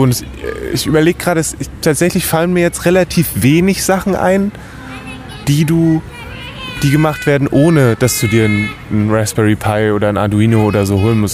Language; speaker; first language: German; native; German